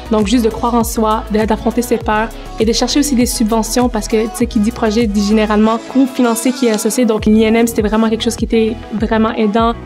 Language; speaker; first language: French; early bilingual, other home language; Arabic